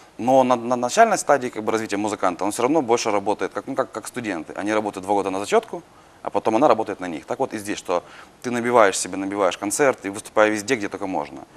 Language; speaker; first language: Russian; native; Russian